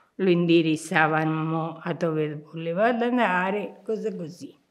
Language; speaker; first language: Italian; non-native, fluent; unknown